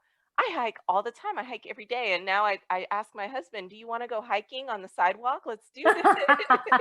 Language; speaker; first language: English; native; English